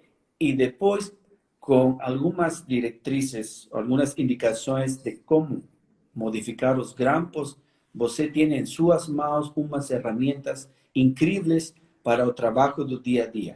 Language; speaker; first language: Portuguese; non-native, fluent; Spanish